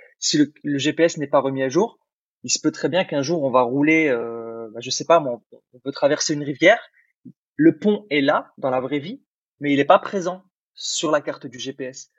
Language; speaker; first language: French; early bilingual, other home language; Arabic